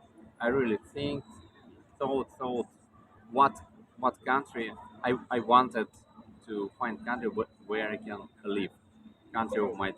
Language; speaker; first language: English; non-native, learner; Russian